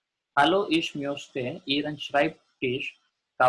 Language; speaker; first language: German; non-native, learner; Gujarati